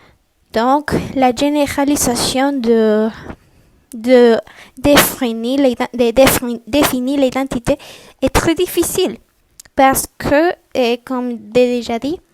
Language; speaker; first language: French; non-native, learner; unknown